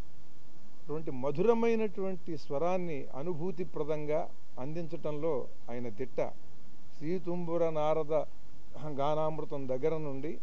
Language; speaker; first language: Telugu; native; Telugu